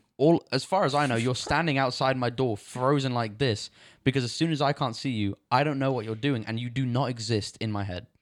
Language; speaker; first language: English; native; English